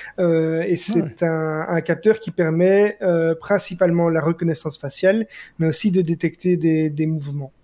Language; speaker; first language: French; native; French